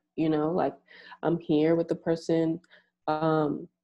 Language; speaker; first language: English; native; English